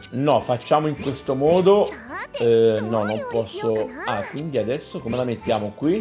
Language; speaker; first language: Italian; native; Italian